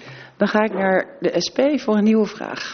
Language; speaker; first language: Dutch; native; Dutch